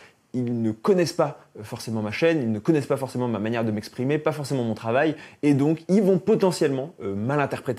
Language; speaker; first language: French; native; French